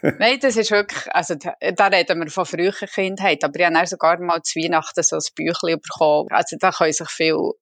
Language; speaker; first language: German; native; German